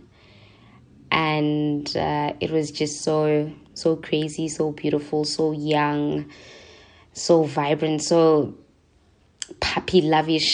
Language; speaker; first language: English; non-native, local second language; Zulu